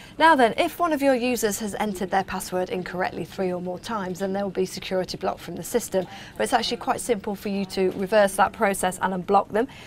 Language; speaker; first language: English; native; English